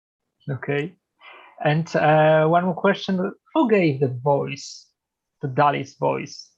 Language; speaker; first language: English; non-native, fluent; Polish